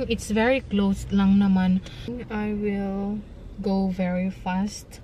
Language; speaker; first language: English; non-native, local second language; Filipino